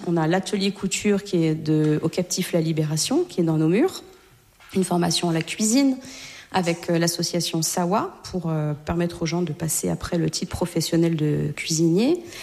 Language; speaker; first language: French; native; French